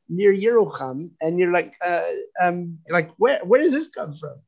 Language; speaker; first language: English; native; English